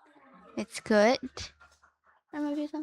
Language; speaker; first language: English; non-native, learner; Indonesian